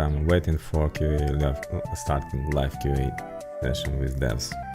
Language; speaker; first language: English; non-native, learner; Ukrainian